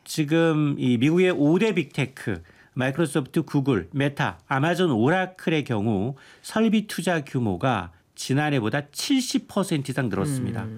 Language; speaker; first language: Korean; native; Korean